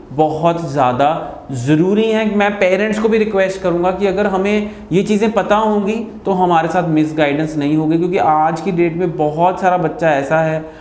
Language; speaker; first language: Hindi; non-native, local second language; Punjabi